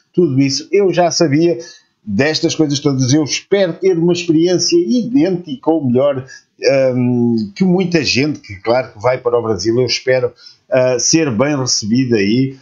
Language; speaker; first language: Portuguese; native; Portuguese